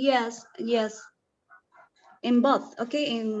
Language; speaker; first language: English; non-native, learner; Spanish